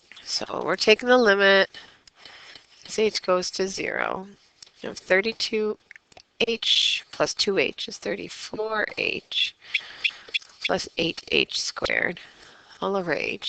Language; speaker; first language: English; native; English